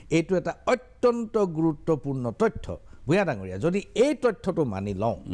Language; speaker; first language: Assamese; native; Assamese